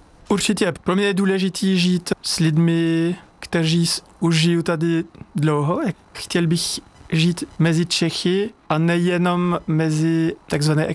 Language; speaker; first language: Czech; non-native, learner; French